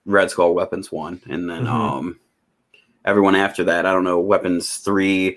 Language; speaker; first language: English; native; English